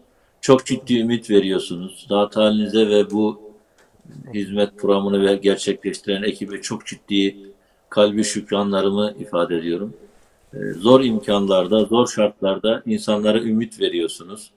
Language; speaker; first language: Turkish; native; Turkish